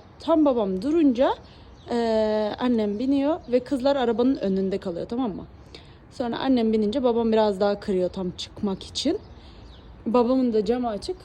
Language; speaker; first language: Turkish; early bilingual, heritage; Turkish